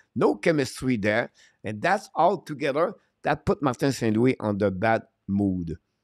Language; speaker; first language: English; non-native, fluent; French